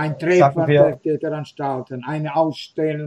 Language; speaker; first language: German; non-native, fluent; Russian